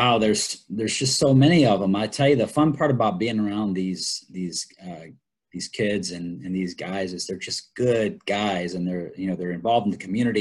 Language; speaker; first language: English; native; English